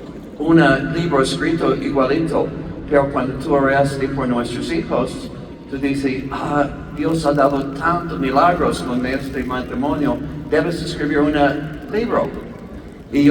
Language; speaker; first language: Spanish; non-native, learner; English